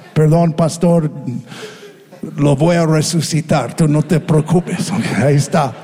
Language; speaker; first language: Spanish; non-native, fluent; English